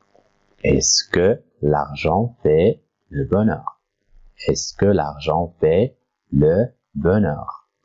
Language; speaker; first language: French; non-native, local second language; Arabic